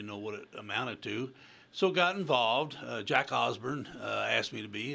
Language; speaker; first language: English; native; English